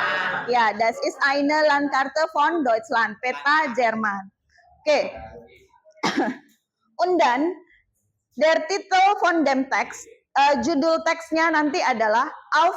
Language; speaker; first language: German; non-native, fluent; Indonesian